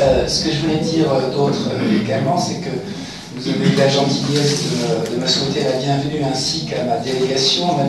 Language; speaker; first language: French; native; French